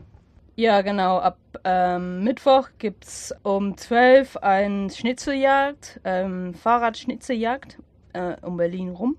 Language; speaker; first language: German; non-native, fluent; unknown